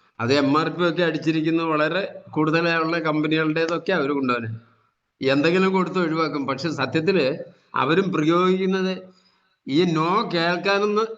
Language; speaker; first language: Malayalam; native; Malayalam